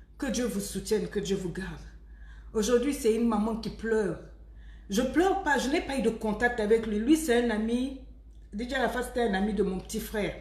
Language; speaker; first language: French; native; French